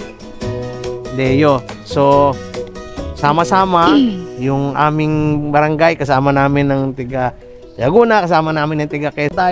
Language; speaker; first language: Filipino; native; Filipino